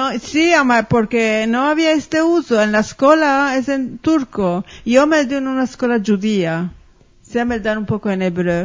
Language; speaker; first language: Spanish; early bilingual, heritage; Ladino